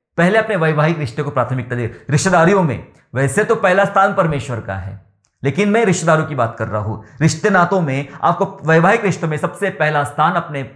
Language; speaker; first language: Hindi; non-native, local second language; Marathi